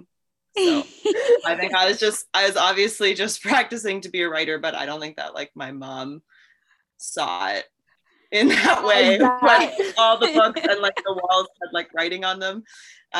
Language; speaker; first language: English; native; English